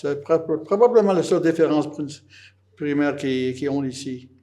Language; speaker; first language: French; non-native, fluent; English